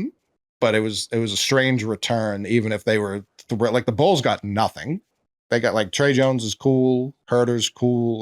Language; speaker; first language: English; native; English